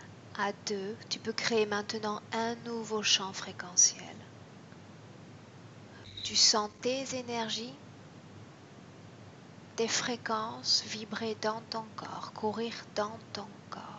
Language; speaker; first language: French; native; French